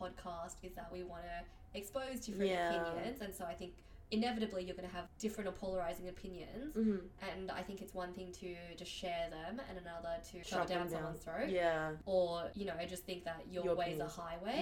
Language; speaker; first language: English; non-native, local second language; Cantonese